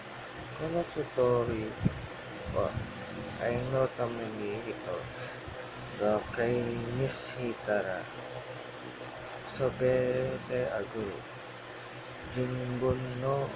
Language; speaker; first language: Japanese; non-native, learner; Indonesian